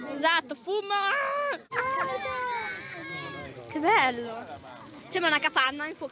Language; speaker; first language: Italian; native; Italian